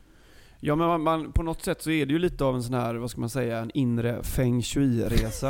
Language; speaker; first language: Swedish; native; Swedish